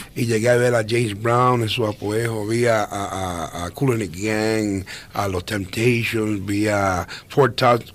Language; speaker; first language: Spanish; early bilingual, heritage; Spanish